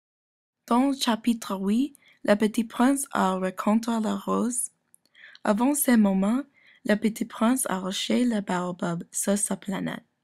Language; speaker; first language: French; non-native, learner; English